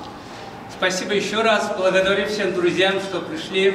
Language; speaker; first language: Russian; non-native, learner; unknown